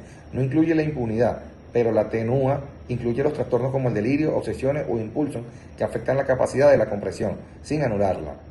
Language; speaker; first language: Spanish; native; Spanish